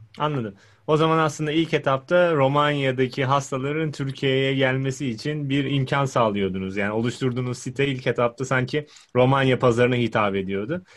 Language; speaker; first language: Turkish; native; Turkish